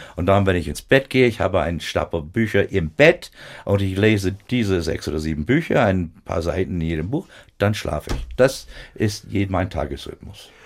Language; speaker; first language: German; non-native, fluent; English